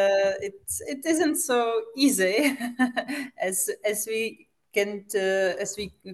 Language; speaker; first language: English; non-native, fluent; Czech